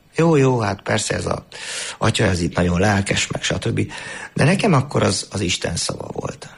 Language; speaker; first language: Hungarian; native; Hungarian